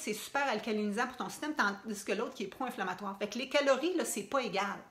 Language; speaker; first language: French; native; French